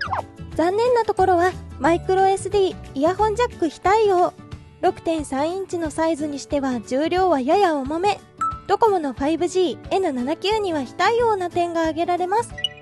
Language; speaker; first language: Japanese; native; Japanese